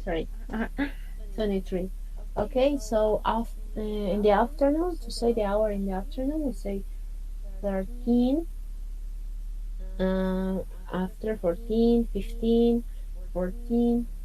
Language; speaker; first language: English; non-native, fluent; Spanish